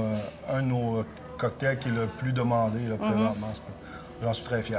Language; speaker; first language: French; native; French